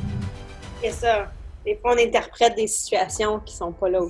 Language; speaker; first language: French; native; French